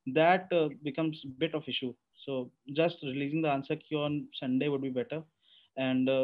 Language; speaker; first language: English; non-native, local second language; Hindi